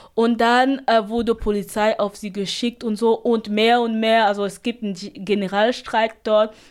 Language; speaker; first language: German; non-native, fluent; Basaa